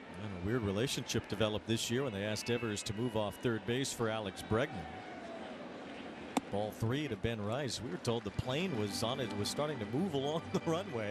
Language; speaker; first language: English; native; English